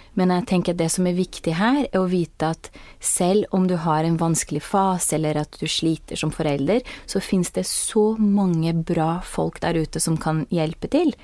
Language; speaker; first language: Norwegian; non-native, fluent; Portuguese